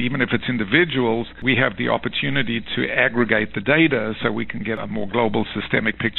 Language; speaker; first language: English; native; English